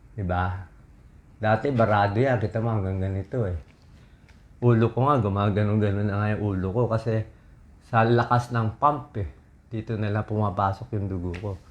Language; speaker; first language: Filipino; native; Filipino